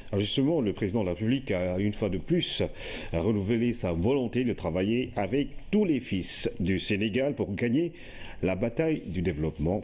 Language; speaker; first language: French; non-native, local second language; Wolof